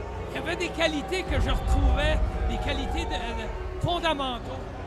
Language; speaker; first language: French; native; French